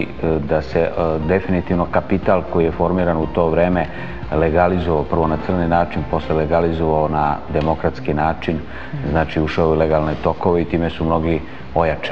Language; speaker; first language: Serbian; native; Serbian